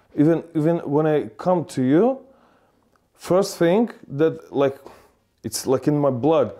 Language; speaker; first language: English; non-native, fluent; Lithuanian